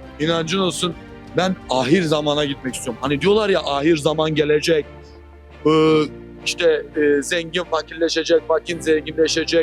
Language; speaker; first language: Turkish; native; Turkish